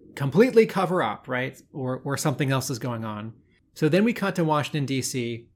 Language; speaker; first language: English; native; English